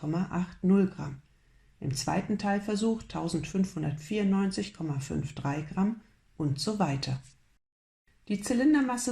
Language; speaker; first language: German; native; German